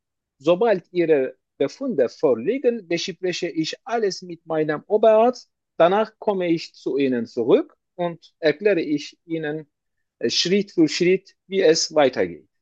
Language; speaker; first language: German; non-native, learner; Turkish